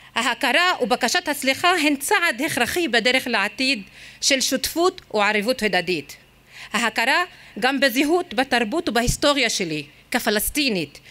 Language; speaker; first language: Hebrew; non-native, local second language; Arabic